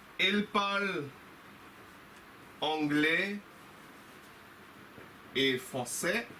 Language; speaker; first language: French; non-native, fluent; Hindi